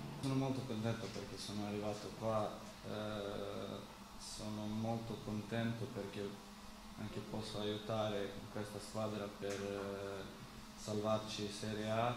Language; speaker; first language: Italian; non-native, fluent; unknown